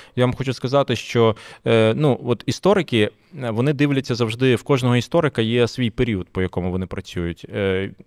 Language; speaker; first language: Ukrainian; non-native, local second language; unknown